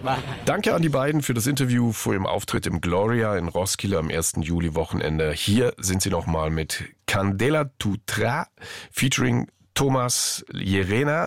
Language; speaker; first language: German; native; German